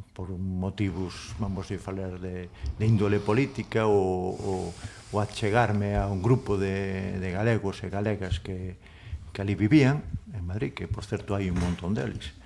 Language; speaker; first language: Galician; non-native, local second language; Spanish